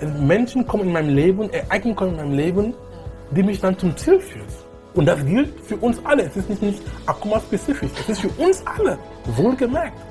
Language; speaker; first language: German; non-native, fluent; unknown